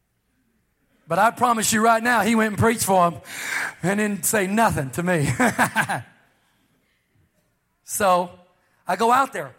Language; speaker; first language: English; native; English